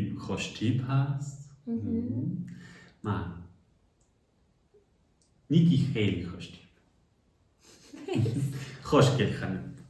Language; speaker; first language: Persian; non-native, learner; German